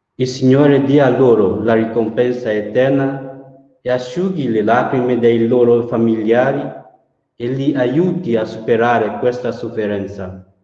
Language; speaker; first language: Italian; non-native, fluent; Burmese